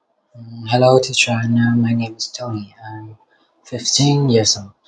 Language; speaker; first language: English; non-native, learner; Vietnamese